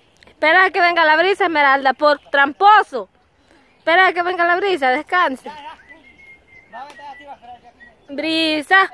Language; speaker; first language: Spanish; native; Spanish